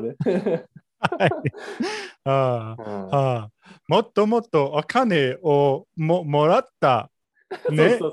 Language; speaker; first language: Japanese; non-native, learner; English